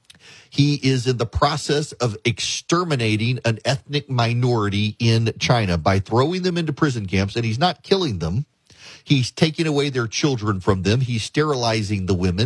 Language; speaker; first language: English; native; English